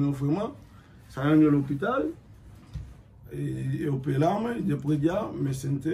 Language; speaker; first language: Spanish; non-native, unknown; Haitian Creole